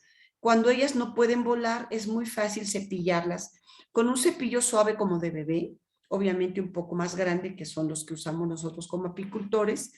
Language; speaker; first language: Spanish; native; Spanish